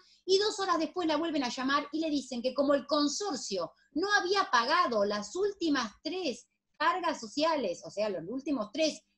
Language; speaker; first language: Spanish; native; Spanish